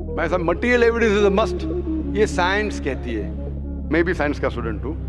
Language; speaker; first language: Hindi; non-native, local second language; Urdu